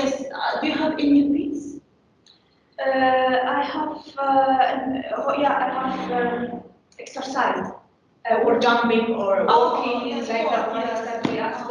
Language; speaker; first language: English; non-native, learner; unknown